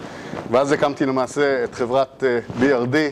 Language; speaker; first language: Hebrew; native; Hebrew